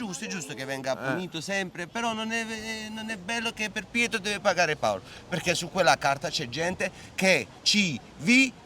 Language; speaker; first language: Italian; native; Italian